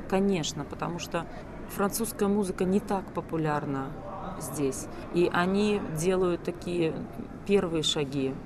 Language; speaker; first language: Russian; native; Russian